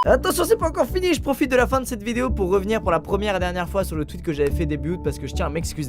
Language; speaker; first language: French; native; French